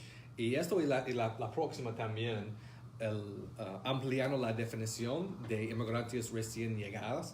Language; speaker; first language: Spanish; non-native, fluent; English